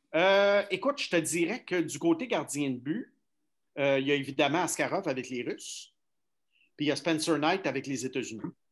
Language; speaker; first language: French; native; French